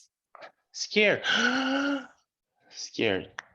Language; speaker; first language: English; non-native, fluent; Serbian